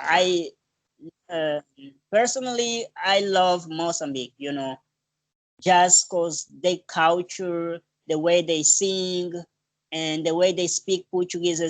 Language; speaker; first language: English; non-native, learner; Portuguese